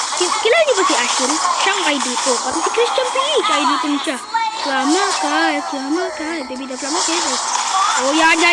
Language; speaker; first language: Filipino; non-native, local second language; Waray